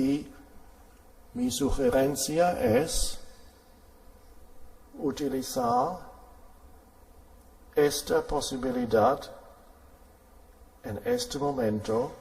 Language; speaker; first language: Spanish; non-native, fluent; German